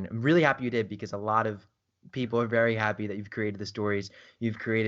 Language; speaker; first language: English; native; English